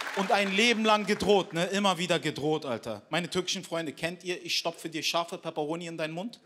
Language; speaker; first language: German; early bilingual, other home language; Turkish